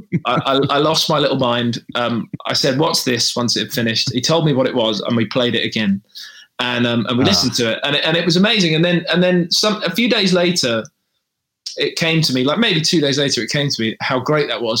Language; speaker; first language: English; native; English